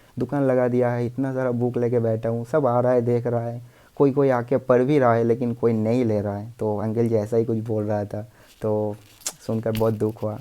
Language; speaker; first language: Hindi; non-native, local second language; Bangla